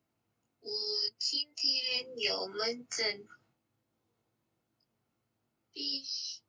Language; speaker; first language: Chinese; non-native, learner; Indonesian